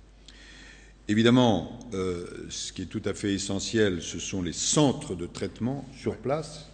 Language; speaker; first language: French; native; French